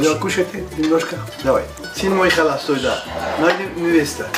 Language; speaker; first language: Russian; non-native, learner; Persian